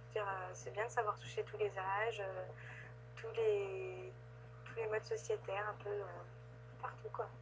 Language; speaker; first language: French; native; French